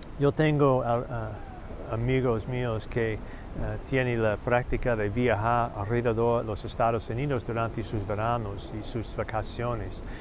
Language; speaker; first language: Spanish; non-native, learner; English